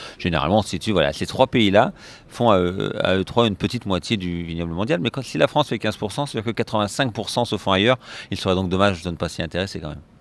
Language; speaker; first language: French; native; French